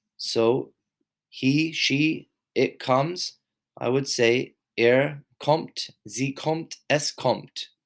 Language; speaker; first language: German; non-native, fluent; English